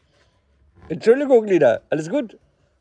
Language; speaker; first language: German; non-native, fluent; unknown